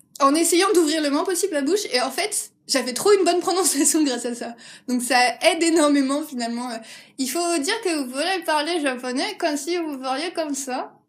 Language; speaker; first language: French; native; French